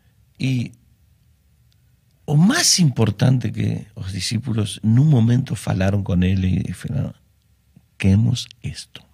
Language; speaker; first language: Spanish; non-native, fluent; Portuguese